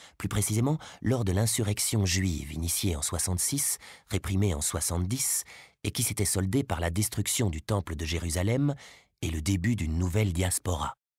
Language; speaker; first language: French; native; French